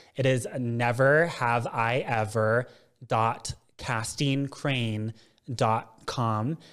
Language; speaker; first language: English; native; English